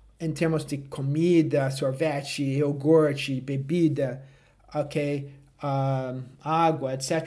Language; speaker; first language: Portuguese; non-native, fluent; English